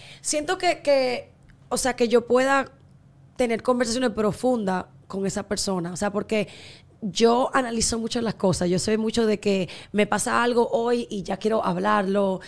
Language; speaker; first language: Spanish; early bilingual, heritage; Spanish